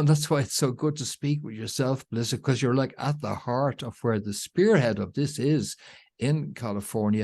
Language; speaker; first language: English; native; English